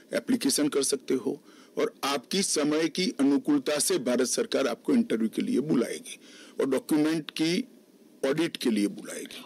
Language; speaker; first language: Hindi; non-native, local second language; Gujarati